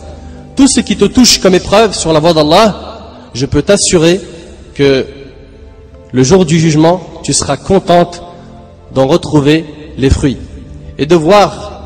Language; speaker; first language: French; native; French